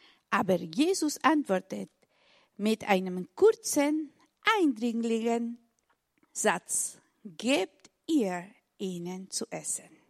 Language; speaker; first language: German; non-native, fluent; Spanish